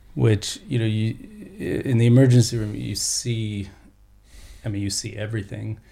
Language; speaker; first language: English; native; English